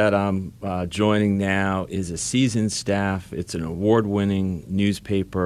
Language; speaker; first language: English; native; English